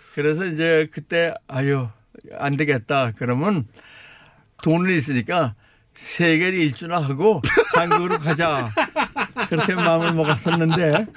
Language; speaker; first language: Korean; native; Korean